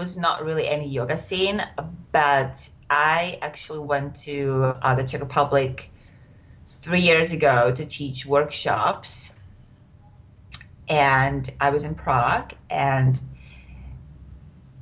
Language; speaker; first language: English; non-native, fluent; Czech